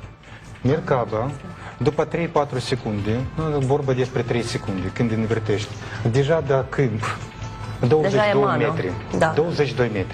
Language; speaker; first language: Romanian; non-native, learner; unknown